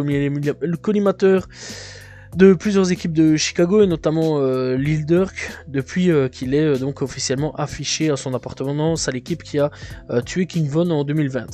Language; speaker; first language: French; native; French